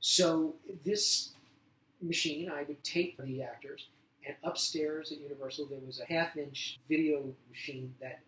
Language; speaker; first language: English; native; English